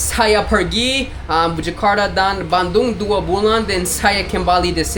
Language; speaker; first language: Indonesian; non-native, learner; English